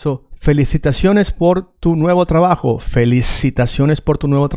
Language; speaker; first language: Spanish; native; Spanish